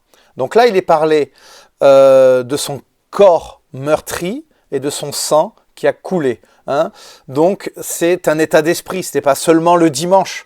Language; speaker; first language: French; native; French